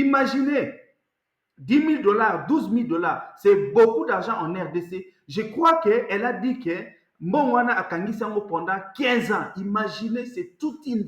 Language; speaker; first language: French; non-native, local second language; Lingala